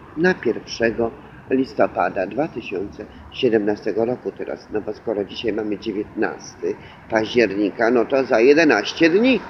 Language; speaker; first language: Polish; native; Polish